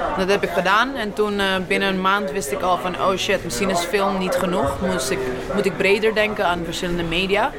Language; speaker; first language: Dutch; non-native, local second language; Papiamento